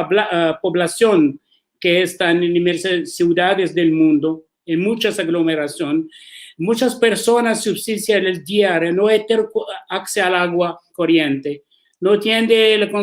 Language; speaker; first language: Spanish; non-native, learner; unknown